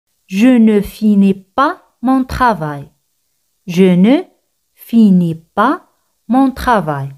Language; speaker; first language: French; non-native, fluent; Spanish